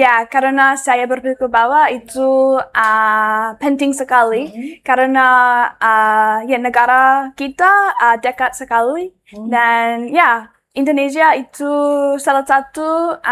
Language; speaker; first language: Indonesian; non-native, learner; English